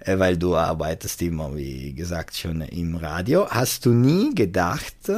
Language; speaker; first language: German; non-native, local second language; Italian